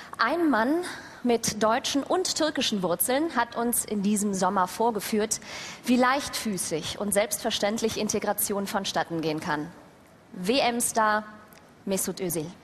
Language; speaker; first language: German; early bilingual, other home language; Turkish